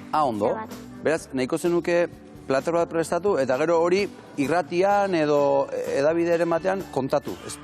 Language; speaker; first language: Basque; native; Basque